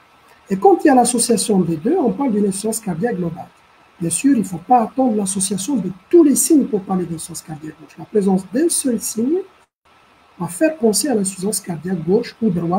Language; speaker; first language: French; non-native, local second language; Arabic